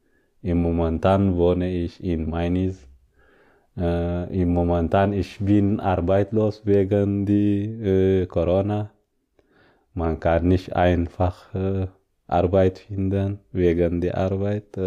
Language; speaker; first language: German; non-native, learner; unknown